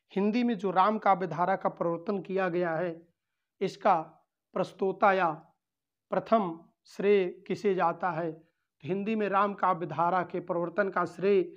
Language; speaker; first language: Hindi; native; Hindi